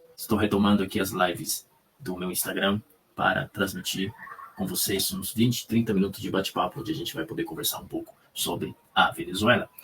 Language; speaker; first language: Portuguese; non-native, fluent; Spanish